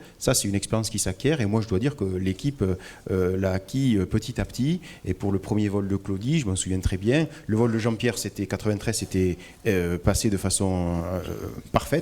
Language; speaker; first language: French; native; French